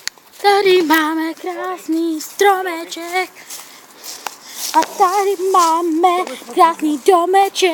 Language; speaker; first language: Czech; native; Czech